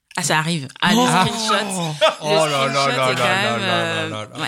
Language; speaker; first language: French; native; French